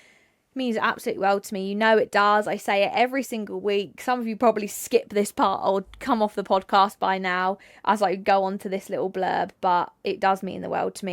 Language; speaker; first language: English; native; English